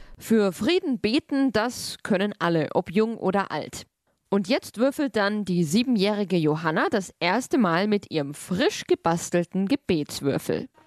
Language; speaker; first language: German; native; German